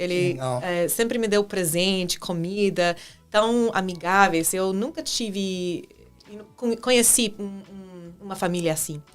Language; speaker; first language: Portuguese; non-native, fluent; English